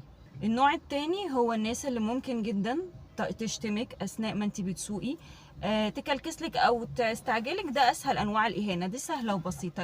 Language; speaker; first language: Arabic; native; Arabic